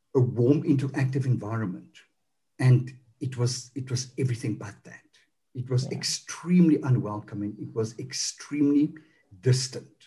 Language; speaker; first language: English; non-native, local second language; Afrikaans